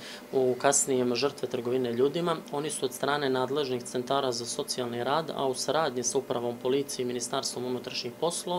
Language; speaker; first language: Serbian; native; Serbian